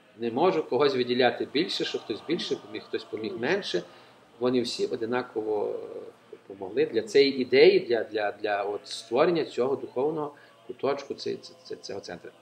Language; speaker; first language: Ukrainian; native; Ukrainian